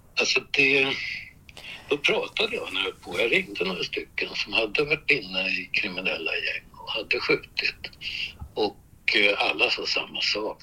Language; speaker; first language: Swedish; native; Swedish